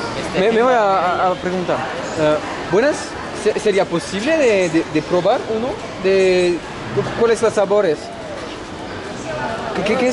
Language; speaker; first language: Spanish; non-native, learner; French